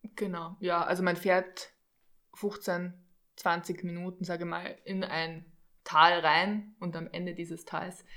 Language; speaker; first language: German; native; German